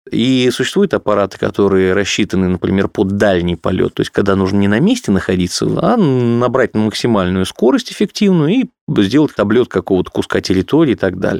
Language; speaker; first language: Russian; native; Russian